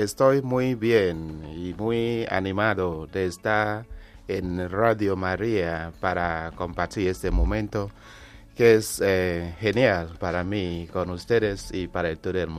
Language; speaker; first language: Spanish; non-native, learner; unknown